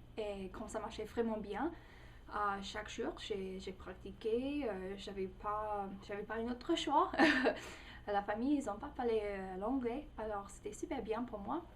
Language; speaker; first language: French; non-native, fluent; English